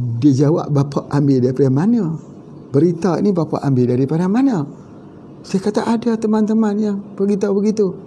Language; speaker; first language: Malay; native; Malay